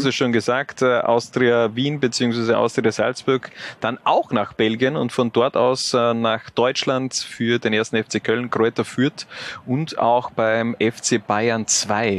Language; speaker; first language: German; native; German